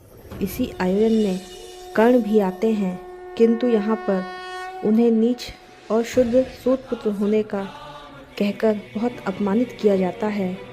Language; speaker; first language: Hindi; native; Hindi